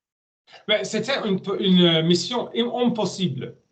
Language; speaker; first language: French; non-native, learner; German